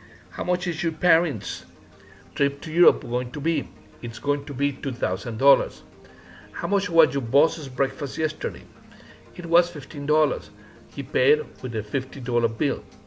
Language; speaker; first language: English; non-native, fluent; Spanish